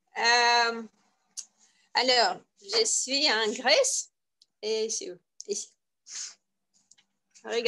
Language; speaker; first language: French; non-native, learner; Russian